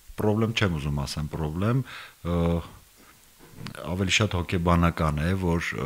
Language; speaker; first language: Armenian; native; Armenian